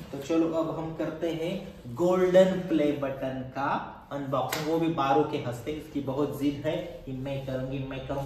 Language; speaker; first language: Hindi; non-native, local second language; Marathi